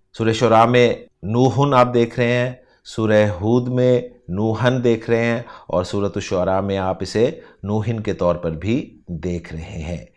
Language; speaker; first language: Urdu; native; Urdu